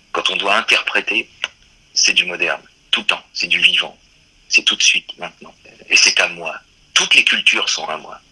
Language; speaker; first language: French; native; French